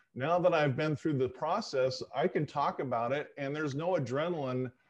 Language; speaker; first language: English; native; English